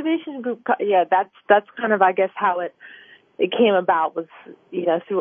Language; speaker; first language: English; native; English